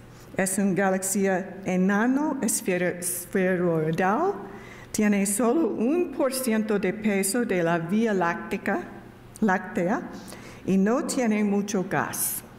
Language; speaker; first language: Spanish; non-native, learner; English